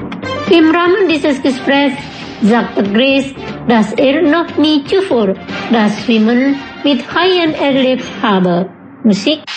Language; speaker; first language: German; non-native, fluent; Indonesian